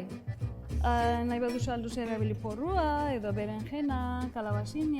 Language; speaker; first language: Basque; non-native, learner; Turkish